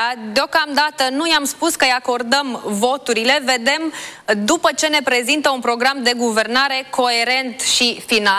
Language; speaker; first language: Romanian; native; Romanian